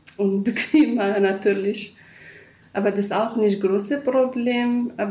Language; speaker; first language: German; non-native, learner; Kurdish